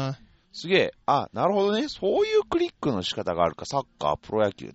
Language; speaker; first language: Japanese; native; Japanese